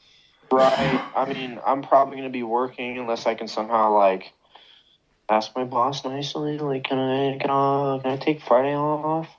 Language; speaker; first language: English; native; English